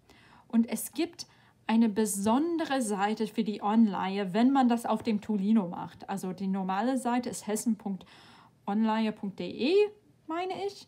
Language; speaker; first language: German; non-native, fluent; English